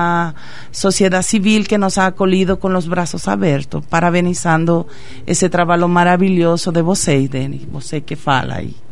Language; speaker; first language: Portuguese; non-native, fluent; Spanish